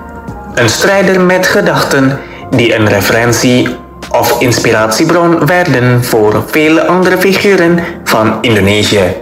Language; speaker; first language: Dutch; non-native, fluent; Indonesian